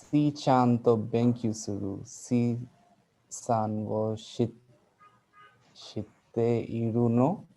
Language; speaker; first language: Japanese; non-native, learner; Filipino